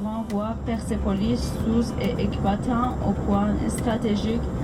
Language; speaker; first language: French; non-native, fluent; Persian